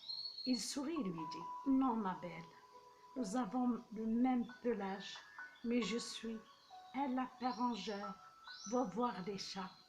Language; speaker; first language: French; non-native, local second language; Arabic